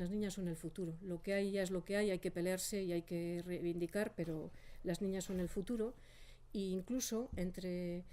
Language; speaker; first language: Spanish; native; Spanish